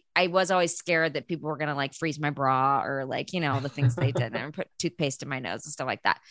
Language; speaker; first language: English; native; English